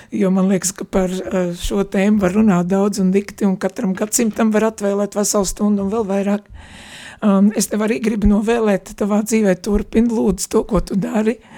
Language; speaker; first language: Latvian; native; Latvian